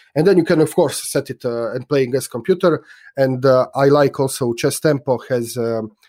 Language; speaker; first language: English; non-native, fluent; Croatian